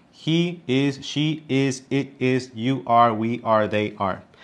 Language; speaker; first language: English; early bilingual, other home language; Spanish